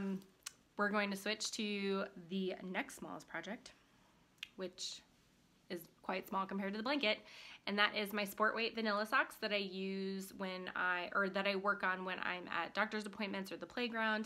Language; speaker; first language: English; native; English